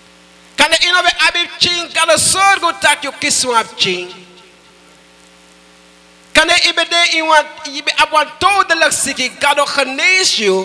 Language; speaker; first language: Dutch; non-native, local second language; Sranan Tongo